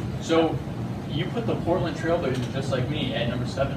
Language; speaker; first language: English; native; English